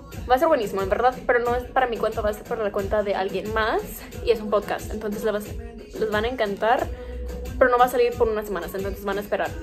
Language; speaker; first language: Spanish; early bilingual, heritage; Spanish